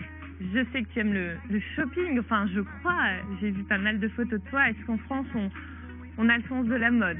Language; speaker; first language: French; native; French